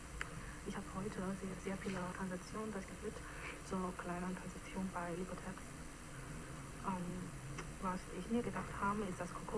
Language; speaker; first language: German; non-native, fluent; Chinese